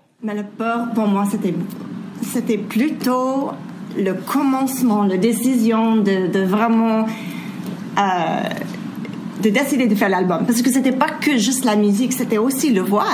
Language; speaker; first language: French; non-native, fluent; English